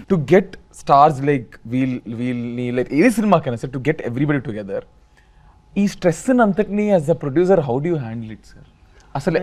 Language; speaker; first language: Telugu; native; Telugu